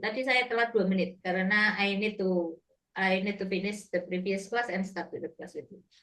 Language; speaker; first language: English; non-native, fluent; Indonesian